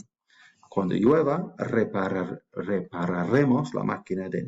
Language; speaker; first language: Spanish; non-native, fluent; English